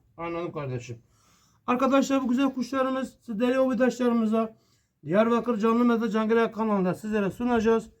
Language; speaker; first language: Turkish; native; Turkish